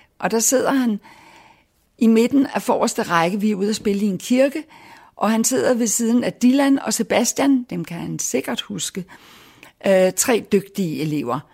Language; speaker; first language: Danish; native; Danish